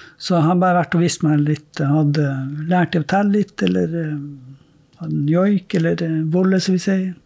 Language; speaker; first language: Norwegian; native; Norwegian